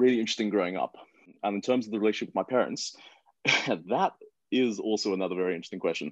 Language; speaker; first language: English; native; English